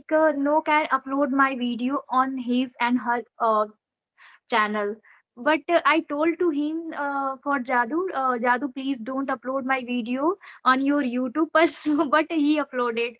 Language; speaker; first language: English; non-native, learner; Odia